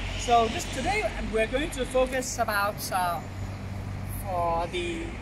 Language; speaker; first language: English; non-native, learner; Chinese